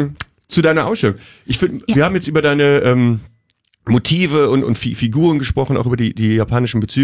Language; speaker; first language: German; native; German